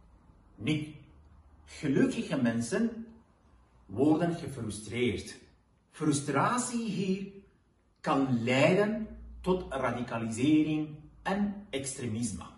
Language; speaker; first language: Dutch; non-native, fluent; Kurdish